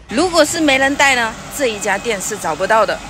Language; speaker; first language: Chinese; native; Chinese